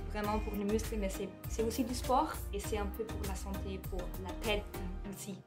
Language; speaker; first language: French; non-native, fluent; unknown